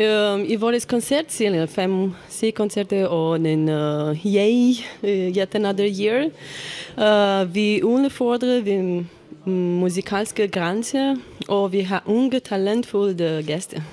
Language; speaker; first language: Danish; non-native, fluent; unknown